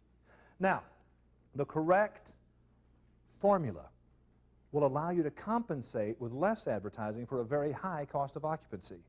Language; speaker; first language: English; native; English